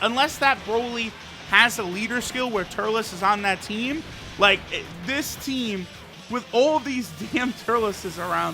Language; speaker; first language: English; native; English